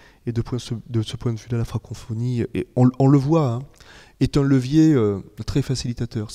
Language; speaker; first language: French; native; French